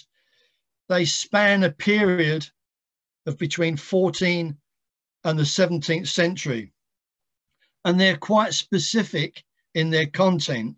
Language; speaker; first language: English; native; English